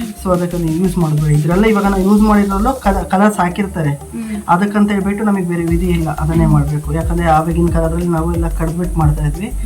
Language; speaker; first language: Kannada; native; Kannada